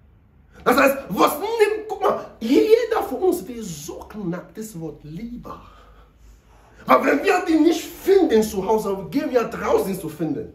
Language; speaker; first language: German; non-native, learner; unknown